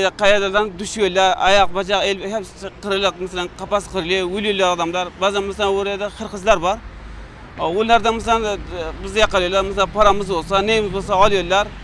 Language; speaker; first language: Turkish; non-native, fluent; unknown